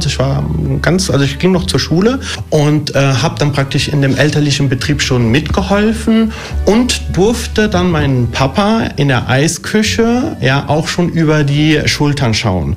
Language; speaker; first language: German; early bilingual, other home language; Italian